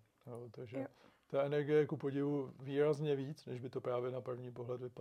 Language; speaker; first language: Czech; native; Czech